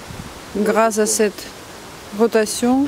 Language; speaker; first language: French; non-native, fluent; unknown